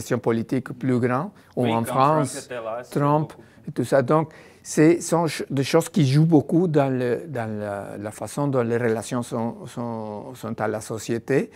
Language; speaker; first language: French; non-native, fluent; Spanish